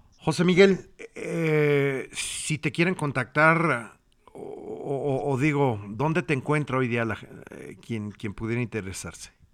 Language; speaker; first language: Spanish; native; Spanish